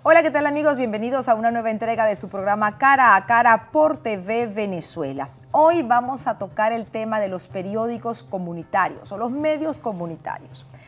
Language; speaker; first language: Spanish; native; Spanish